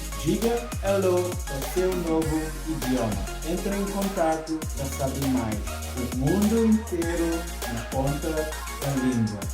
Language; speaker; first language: Portuguese; non-native, fluent; English